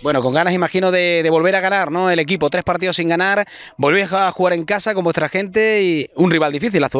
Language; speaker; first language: Spanish; native; Spanish